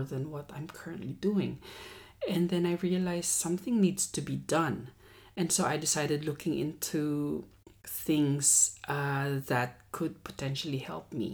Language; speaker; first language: English; non-native, local second language; Pampanga